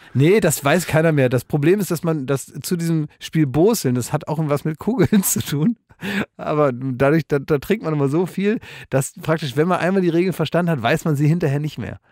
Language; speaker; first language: German; native; German